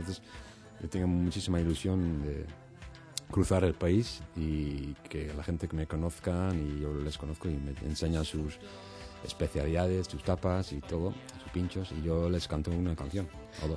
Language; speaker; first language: Spanish; non-native, fluent; Dutch